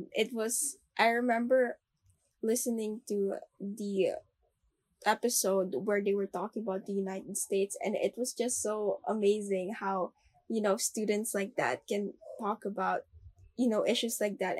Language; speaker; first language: English; non-native, local second language; Filipino